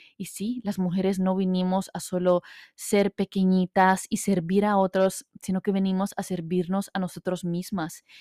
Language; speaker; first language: Spanish; early bilingual, heritage; Spanish